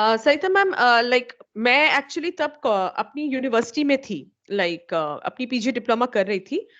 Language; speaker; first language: Hindi; non-native, local second language; Bangla